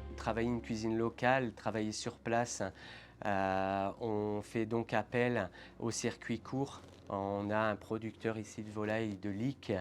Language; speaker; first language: French; native; French